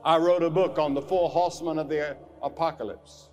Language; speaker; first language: English; native; English